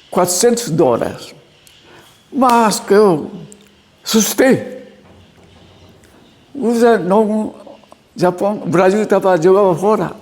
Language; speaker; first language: Portuguese; non-native, learner; Japanese